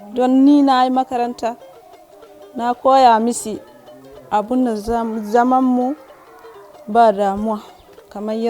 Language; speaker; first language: Hausa; non-native, local second language; Fula